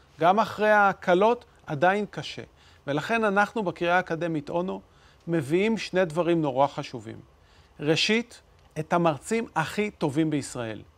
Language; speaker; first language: Hebrew; native; Hebrew